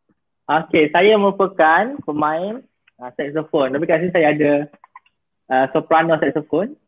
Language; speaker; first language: Malay; native; Malay